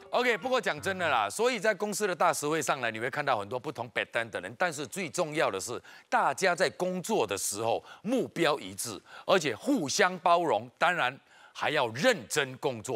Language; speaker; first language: Chinese; native; Chinese